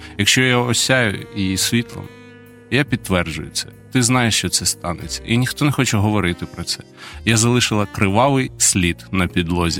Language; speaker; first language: Ukrainian; native; Ukrainian